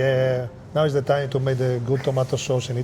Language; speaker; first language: English; non-native, fluent; Italian